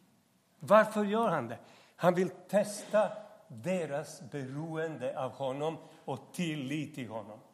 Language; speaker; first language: Swedish; non-native, fluent; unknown